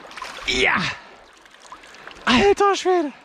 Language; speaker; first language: German; native; German